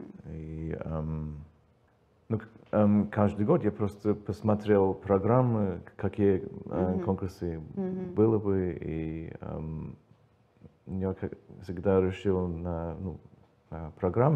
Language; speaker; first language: Russian; non-native, learner; English